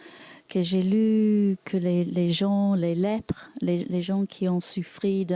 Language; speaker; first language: French; non-native, learner; English